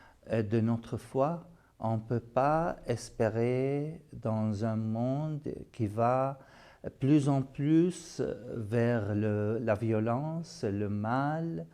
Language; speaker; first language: French; non-native, fluent; Arabic